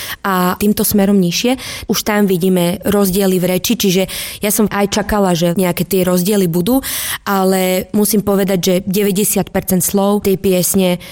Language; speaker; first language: Slovak; native; Slovak